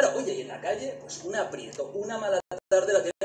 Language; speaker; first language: Spanish; native; Spanish